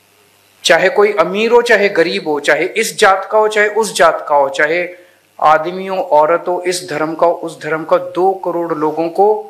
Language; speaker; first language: Hindi; native; Hindi